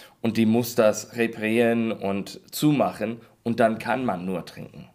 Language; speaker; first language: German; non-native, learner; English